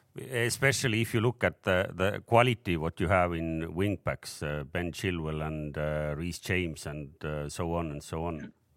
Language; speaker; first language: English; non-native, fluent; Estonian